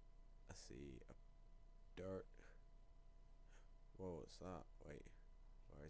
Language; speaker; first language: English; native; English